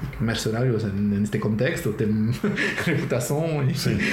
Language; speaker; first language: Portuguese; non-native, learner; French